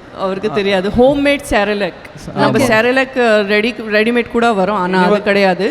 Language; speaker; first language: Tamil; non-native, local second language; Gujarati